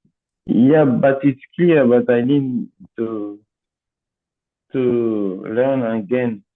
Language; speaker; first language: English; non-native, learner; Portuguese